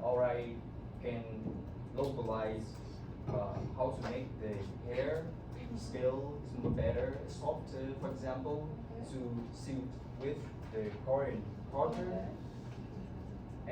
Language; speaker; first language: English; non-native, learner; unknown